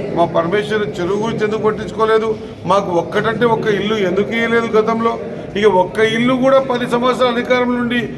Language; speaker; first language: Telugu; native; Telugu